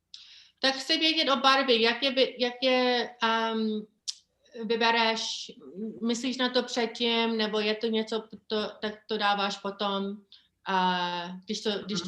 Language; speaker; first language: Czech; early bilingual, heritage; Czech